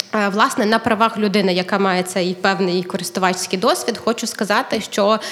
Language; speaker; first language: Ukrainian; native; Ukrainian